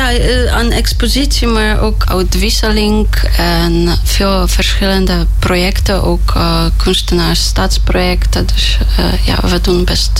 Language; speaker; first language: Dutch; non-native, learner; Polish